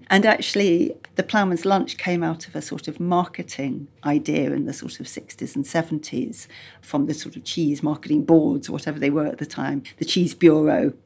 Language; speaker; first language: English; native; English